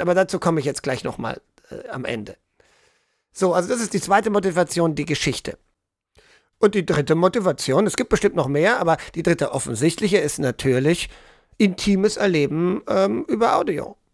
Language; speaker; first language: German; native; German